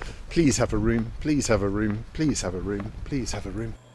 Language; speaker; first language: English; native; English